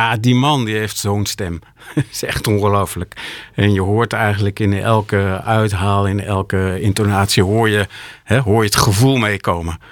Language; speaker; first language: Dutch; native; Dutch